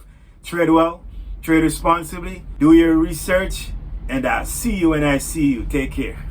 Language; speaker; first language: English; native; English